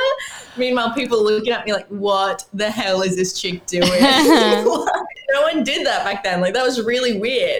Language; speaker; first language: English; native; English